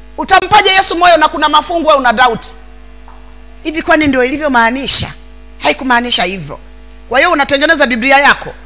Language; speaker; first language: Swahili; native; Swahili